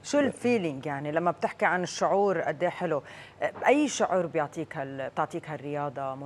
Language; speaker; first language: Arabic; native; Arabic